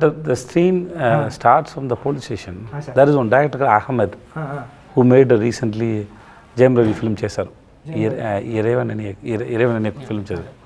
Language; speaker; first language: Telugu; non-native, local second language; Tamil